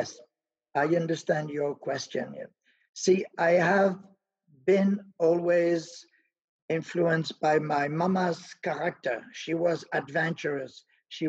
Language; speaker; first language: English; non-native, fluent; French